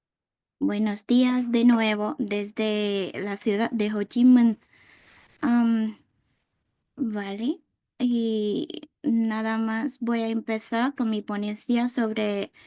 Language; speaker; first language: Spanish; non-native, fluent; Vietnamese